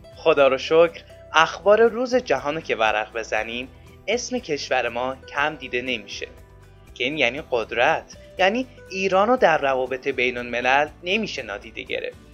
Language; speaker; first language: Persian; native; Persian